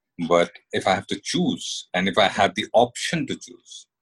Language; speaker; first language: English; non-native, local second language; Hindi